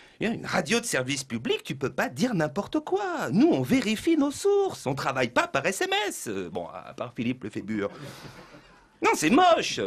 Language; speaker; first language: French; native; French